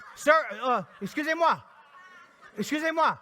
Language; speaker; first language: French; non-native, learner; English